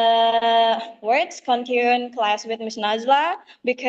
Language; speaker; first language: English; non-native, local second language; Indonesian